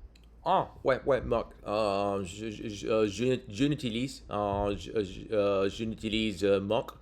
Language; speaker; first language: French; non-native, learner; English